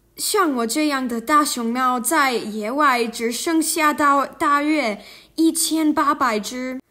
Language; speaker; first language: Chinese; non-native, learner; English